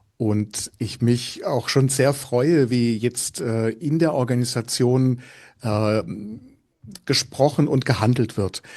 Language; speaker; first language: German; native; German